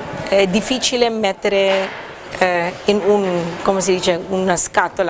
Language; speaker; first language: Italian; non-native, learner; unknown